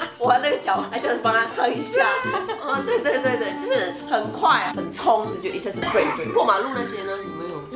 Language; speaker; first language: Chinese; native; Chinese